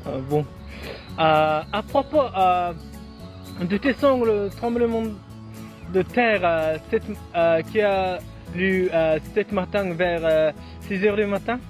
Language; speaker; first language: French; non-native, learner; Mongolian